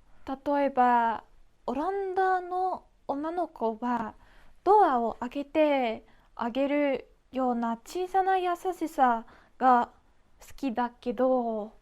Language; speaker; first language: Japanese; non-native, fluent; Dutch